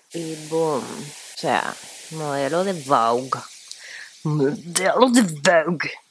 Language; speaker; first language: Spanish; native; Spanish